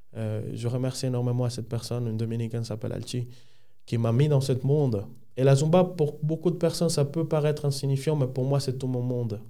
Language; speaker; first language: French; non-native, fluent; Spanish